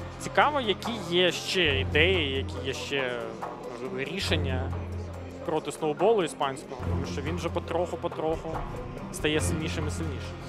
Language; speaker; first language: Ukrainian; non-native, local second language; Russian